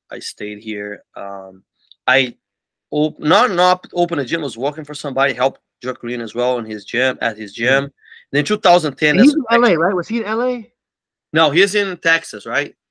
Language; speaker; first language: English; non-native, fluent; Portuguese